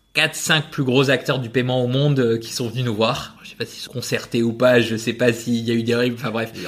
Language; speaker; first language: French; non-native, fluent; Spanish